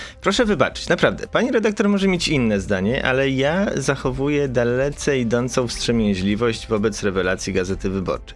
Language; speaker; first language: Polish; native; Polish